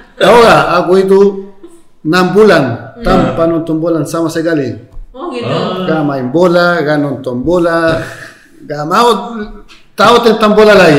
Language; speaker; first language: Indonesian; non-native, fluent; Spanish